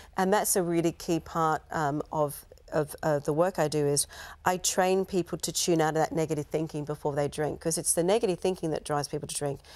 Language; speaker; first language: English; native; English